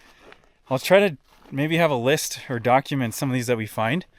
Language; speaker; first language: English; native; English